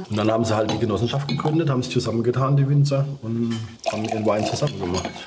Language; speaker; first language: German; native; German